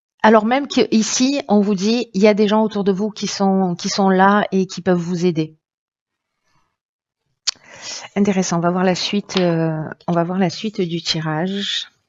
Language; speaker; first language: French; native; French